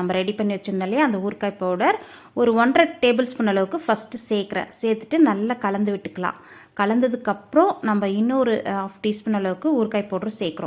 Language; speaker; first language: Tamil; native; Tamil